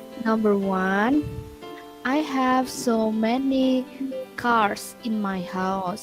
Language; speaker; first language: English; non-native, learner; Indonesian